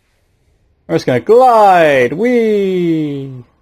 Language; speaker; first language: English; native; English